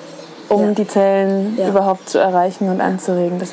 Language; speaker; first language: German; native; German